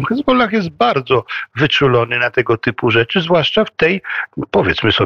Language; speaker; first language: Polish; native; Polish